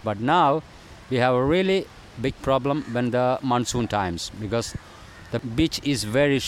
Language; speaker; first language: English; non-native, local second language; Malayalam